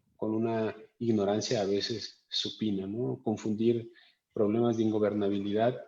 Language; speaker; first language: Spanish; native; Spanish